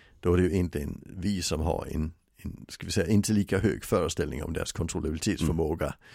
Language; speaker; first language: Swedish; native; Swedish